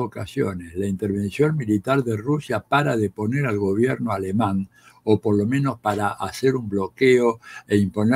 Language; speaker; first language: Spanish; native; Spanish